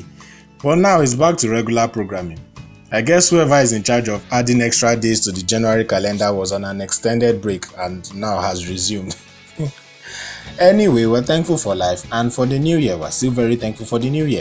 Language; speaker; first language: English; non-native, local second language; Igbo